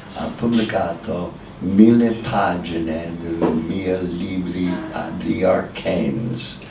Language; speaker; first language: Italian; non-native, learner; English